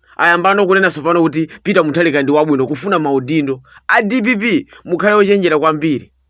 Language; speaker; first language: Nyanja; native; Nyanja